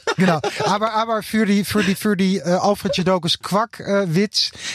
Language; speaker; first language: German; non-native, learner; Dutch